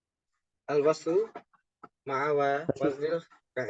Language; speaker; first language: Arabic; non-native, fluent; Indonesian